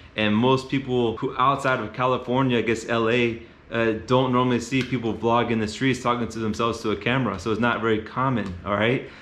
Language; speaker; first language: English; native; English